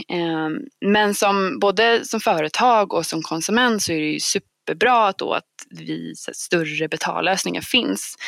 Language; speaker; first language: Swedish; native; Swedish